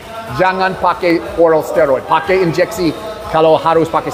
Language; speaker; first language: Indonesian; non-native, learner; English